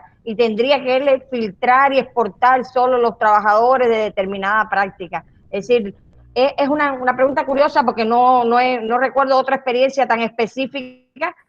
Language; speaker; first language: Spanish; native; Spanish